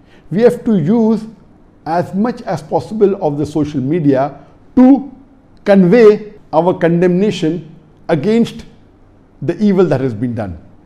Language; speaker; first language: English; non-native, local second language; Urdu